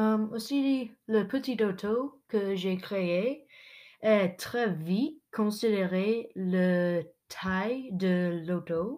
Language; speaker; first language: French; non-native, local second language; English